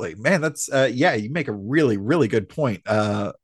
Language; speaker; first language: English; native; English